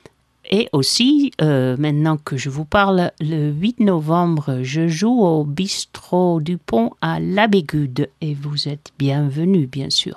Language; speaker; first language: French; non-native, fluent; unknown